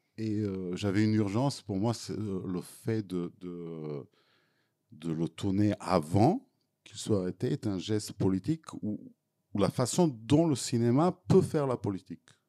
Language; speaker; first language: French; non-native, fluent; Serbian